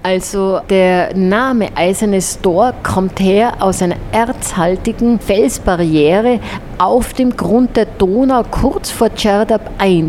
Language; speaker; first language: German; native; German